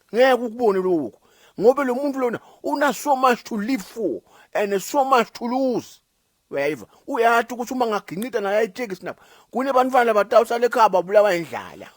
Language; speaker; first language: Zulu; non-native, local second language; Swati